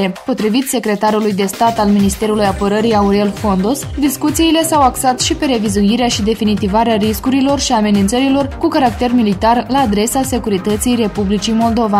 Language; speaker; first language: Romanian; native; Romanian